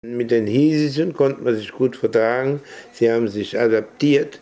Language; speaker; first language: German; early bilingual, heritage; German